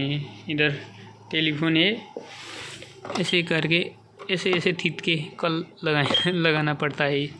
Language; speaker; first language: Hindi; non-native, learner; Nepali